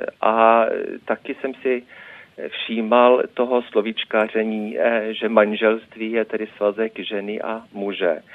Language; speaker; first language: Czech; non-native, fluent; Norwegian